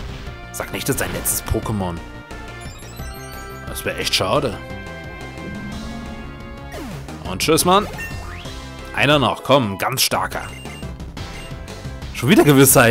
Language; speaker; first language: German; native; German